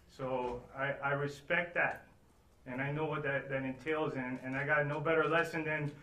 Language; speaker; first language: English; early bilingual, other home language; Spanish